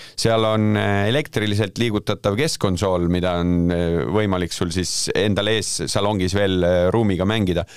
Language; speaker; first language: Estonian; native; Estonian